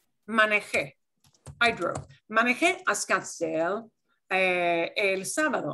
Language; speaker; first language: Spanish; non-native, fluent; English